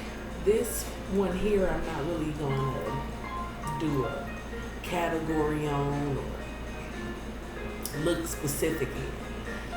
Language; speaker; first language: English; native; English